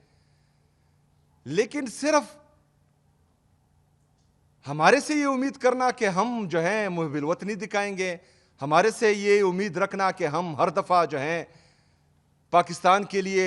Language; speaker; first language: Urdu; non-native, local second language; Pashto